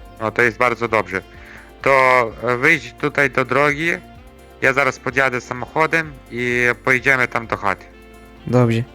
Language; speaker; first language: Polish; non-native, learner; Ukrainian